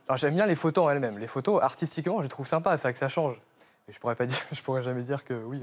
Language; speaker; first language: French; native; French